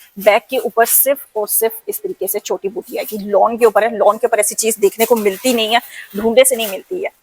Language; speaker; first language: Urdu; non-native, local second language; Punjabi